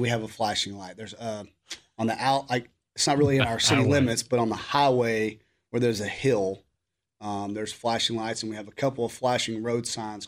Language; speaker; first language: English; native; English